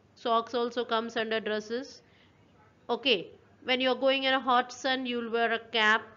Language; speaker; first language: English; non-native, local second language; Telugu